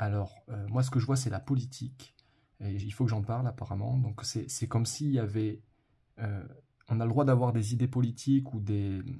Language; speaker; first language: French; native; French